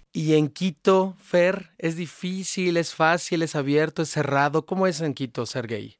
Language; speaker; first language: Spanish; native; Spanish